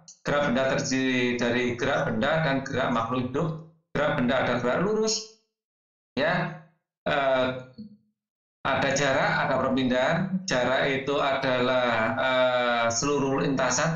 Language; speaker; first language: Indonesian; native; Indonesian